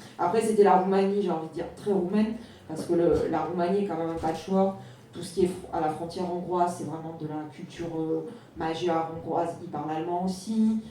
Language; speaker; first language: French; native; French